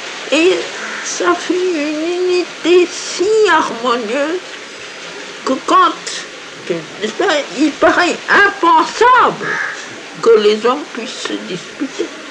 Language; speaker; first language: French; native; French